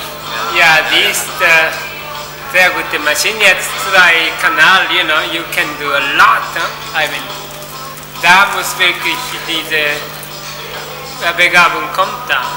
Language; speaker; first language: German; non-native, fluent; Korean